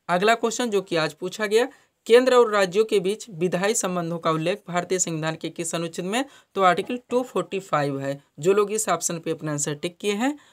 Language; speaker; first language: Hindi; native; Hindi